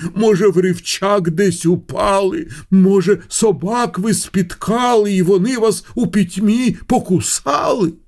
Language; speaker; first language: Ukrainian; non-native, local second language; Russian